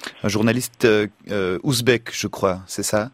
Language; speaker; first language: French; native; French